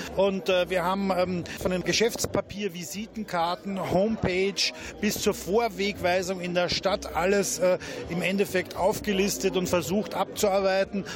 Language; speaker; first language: German; native; German